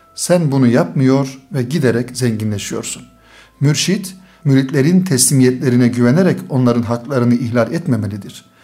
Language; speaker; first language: Turkish; native; Turkish